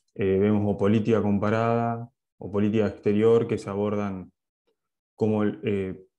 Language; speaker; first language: Spanish; non-native, fluent; French